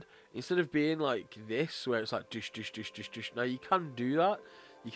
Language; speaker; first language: English; native; English